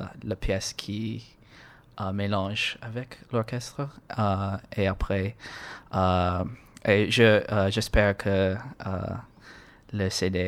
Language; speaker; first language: French; non-native, learner; English